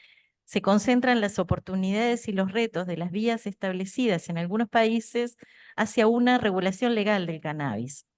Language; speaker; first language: Spanish; native; Spanish